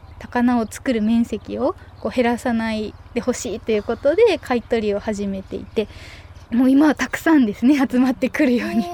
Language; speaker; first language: Japanese; native; Japanese